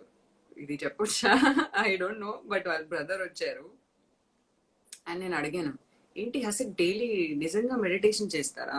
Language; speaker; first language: Telugu; non-native, fluent; Tamil